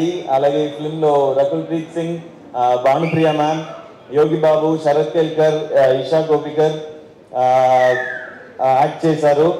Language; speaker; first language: Telugu; non-native, learner; Tamil